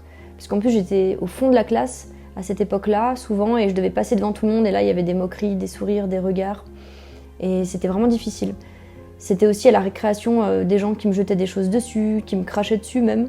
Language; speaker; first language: French; native; French